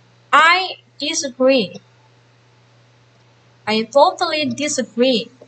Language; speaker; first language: English; non-native, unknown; Indonesian